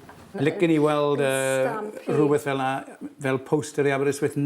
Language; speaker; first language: Welsh; native; Welsh